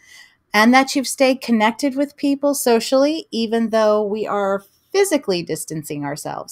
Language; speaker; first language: English; native; English